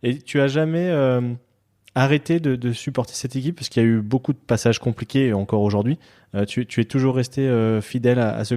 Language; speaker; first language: French; native; French